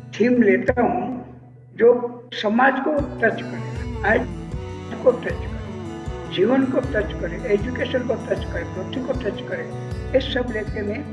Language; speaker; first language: Hindi; non-native, local second language; Gujarati